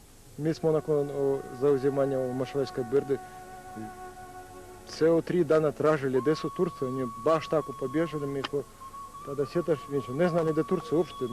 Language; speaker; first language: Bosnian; non-native, learner; Russian